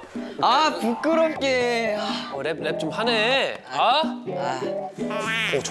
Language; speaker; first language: Korean; non-native, fluent; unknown